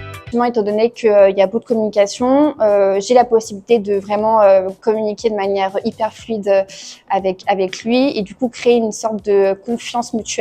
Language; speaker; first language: French; native; French